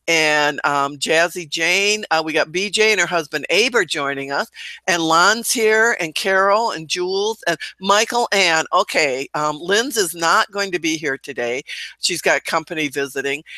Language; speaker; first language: English; native; English